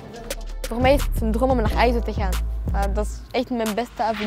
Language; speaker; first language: Dutch; non-native, local second language; French